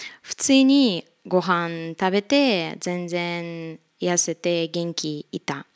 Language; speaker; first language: Japanese; non-native, fluent; Russian